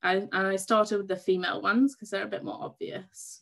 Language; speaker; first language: English; native; English